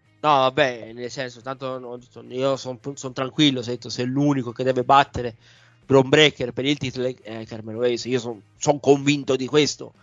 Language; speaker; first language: Italian; native; Italian